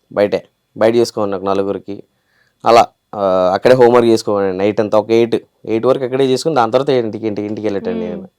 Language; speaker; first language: Telugu; native; Telugu